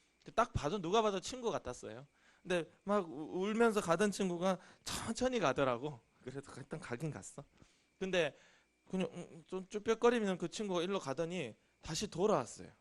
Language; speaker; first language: Korean; native; Korean